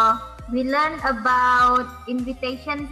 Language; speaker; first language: English; non-native, learner; Indonesian